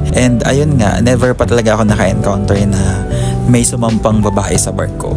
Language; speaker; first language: Filipino; native; Filipino